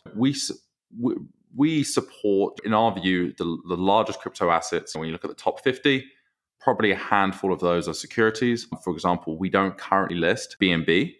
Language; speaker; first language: English; native; English